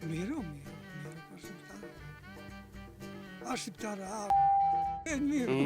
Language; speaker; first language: Albanian; non-native, local second language; Croatian